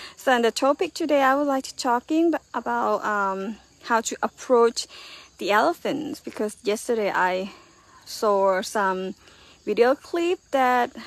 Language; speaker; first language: English; non-native, learner; Thai